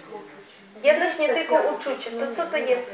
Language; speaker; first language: Polish; non-native, fluent; Ukrainian